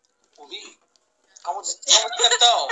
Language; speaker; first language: Indonesian; non-native, learner; Turkish